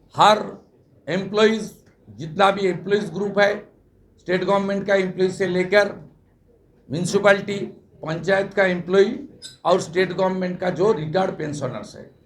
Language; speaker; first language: Hindi; non-native, local second language; Bangla